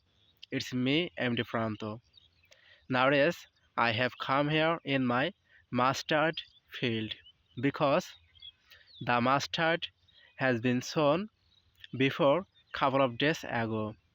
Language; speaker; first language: English; non-native, learner; Bangla